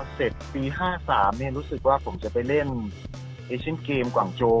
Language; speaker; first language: Thai; native; Thai